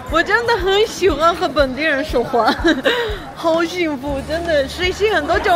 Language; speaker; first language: Chinese; non-native, learner; Armenian